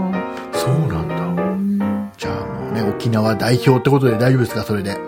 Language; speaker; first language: Japanese; native; Japanese